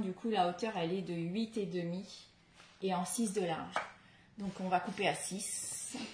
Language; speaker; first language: French; native; French